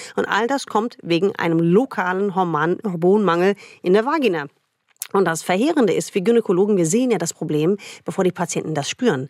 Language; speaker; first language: German; non-native, fluent; English